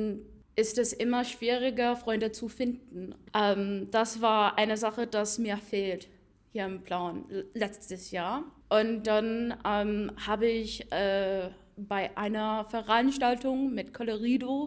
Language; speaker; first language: German; non-native, fluent; English